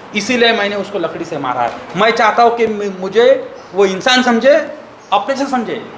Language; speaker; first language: Hindi; non-native, local second language; Marathi